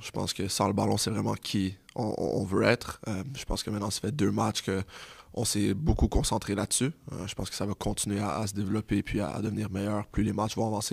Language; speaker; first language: French; native; French